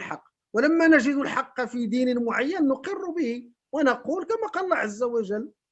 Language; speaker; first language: Arabic; native; Arabic